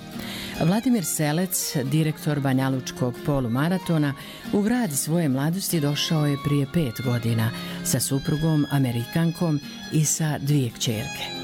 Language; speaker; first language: Serbian; native; Serbian